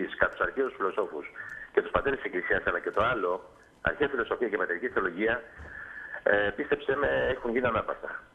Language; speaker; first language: Greek; native; Greek